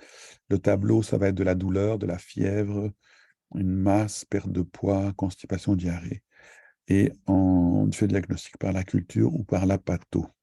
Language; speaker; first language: French; native; French